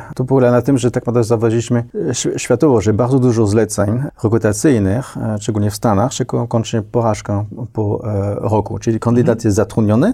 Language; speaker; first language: Polish; non-native, fluent; French